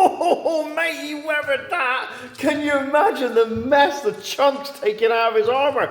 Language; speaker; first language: English; native; English